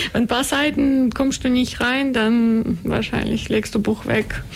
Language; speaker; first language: German; non-native, fluent; Russian